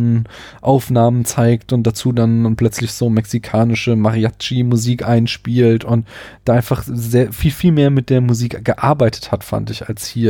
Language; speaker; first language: German; native; German